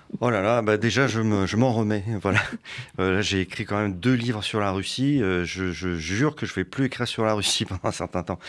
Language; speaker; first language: French; early bilingual, other home language; Russian